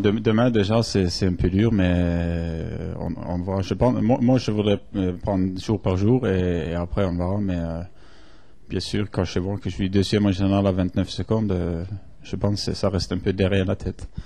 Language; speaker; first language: French; non-native, fluent; Norwegian